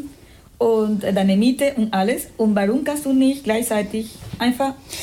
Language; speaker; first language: German; non-native, fluent; Spanish